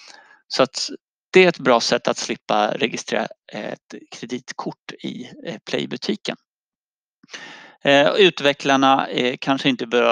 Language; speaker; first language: Swedish; native; Swedish